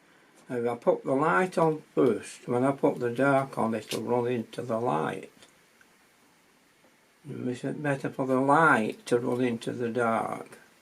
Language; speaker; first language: English; native; English